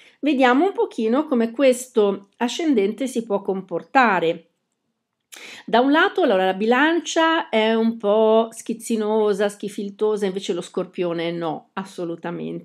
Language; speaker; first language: Italian; native; Italian